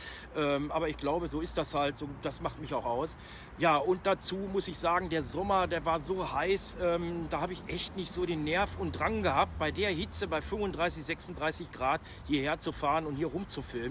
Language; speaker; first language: German; native; German